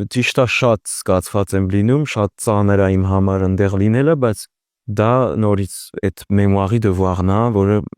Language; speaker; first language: Armenian; early bilingual, heritage; Armenian